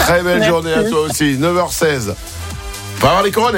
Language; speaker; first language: French; native; French